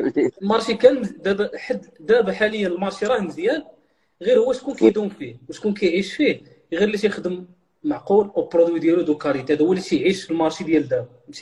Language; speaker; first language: Arabic; native; Arabic